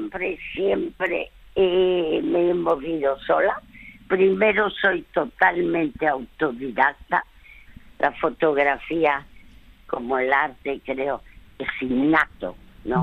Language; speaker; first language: Spanish; early bilingual, other home language; French